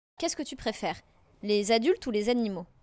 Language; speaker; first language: French; native; French